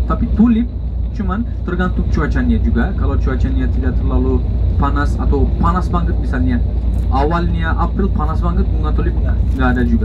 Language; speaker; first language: Indonesian; non-native, fluent; Turkish